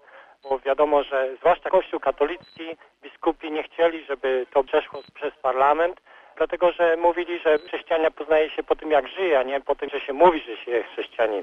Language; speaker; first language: Polish; native; Polish